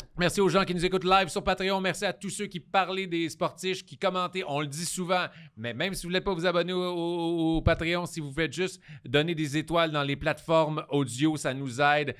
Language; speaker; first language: French; native; French